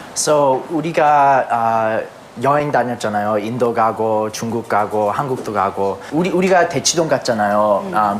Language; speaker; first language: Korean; early bilingual, heritage; English